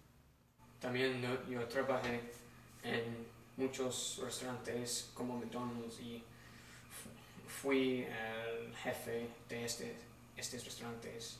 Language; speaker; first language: Spanish; non-native, learner; English